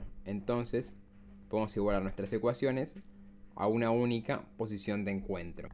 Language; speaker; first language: Spanish; native; Spanish